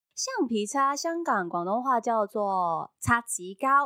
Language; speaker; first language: Chinese; non-native, local second language; Cantonese